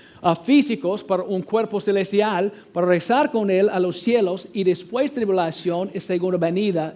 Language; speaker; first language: Spanish; non-native, fluent; English